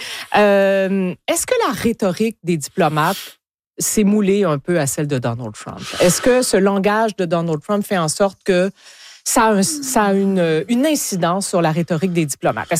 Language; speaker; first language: French; native; French